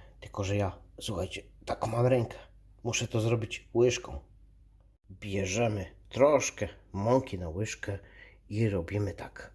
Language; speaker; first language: Polish; native; Polish